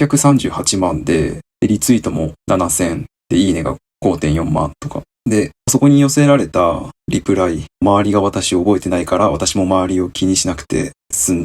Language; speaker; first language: Japanese; native; Japanese